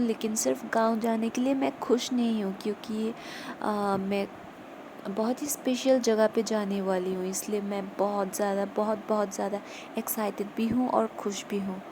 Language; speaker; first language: Hindi; non-native, local second language; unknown